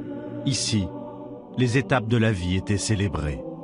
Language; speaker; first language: French; native; French